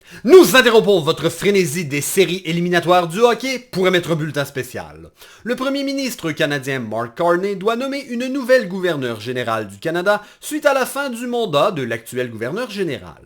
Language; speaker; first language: French; native; French